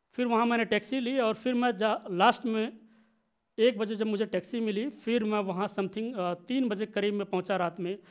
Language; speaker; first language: Hindi; native; Hindi